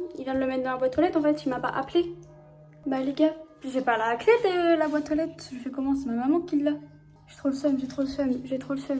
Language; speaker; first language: French; native; French